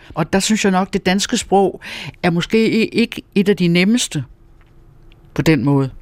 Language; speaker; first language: Danish; native; Danish